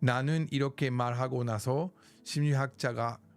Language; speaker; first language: Korean; non-native, learner; English